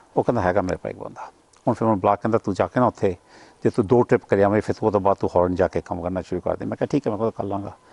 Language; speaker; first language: Punjabi; early bilingual, heritage; Punjabi